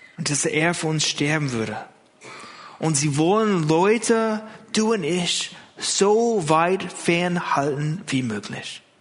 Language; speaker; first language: German; non-native, fluent; English